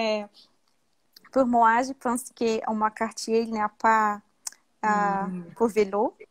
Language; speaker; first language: French; non-native, learner; Portuguese